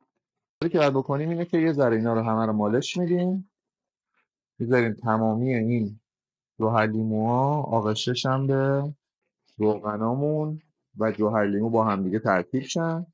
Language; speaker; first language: Persian; native; Persian